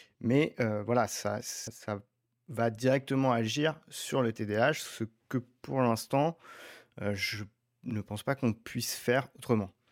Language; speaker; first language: French; native; French